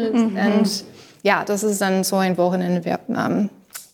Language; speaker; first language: German; non-native, learner; English